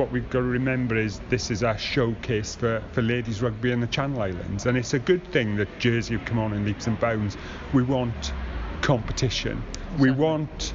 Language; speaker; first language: English; native; English